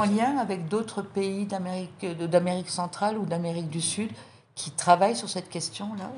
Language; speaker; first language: French; native; French